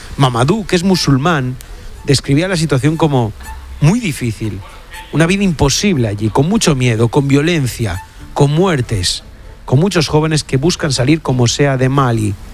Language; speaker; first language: Spanish; native; Spanish